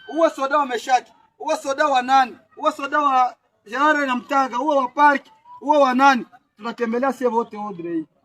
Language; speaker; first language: Swahili; native; Swahili